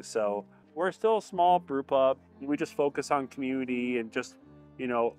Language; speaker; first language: English; native; English